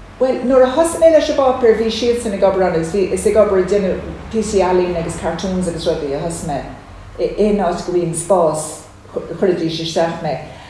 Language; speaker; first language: Irish; native; Irish